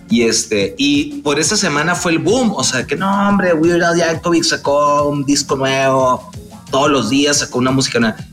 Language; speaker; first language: Spanish; native; Spanish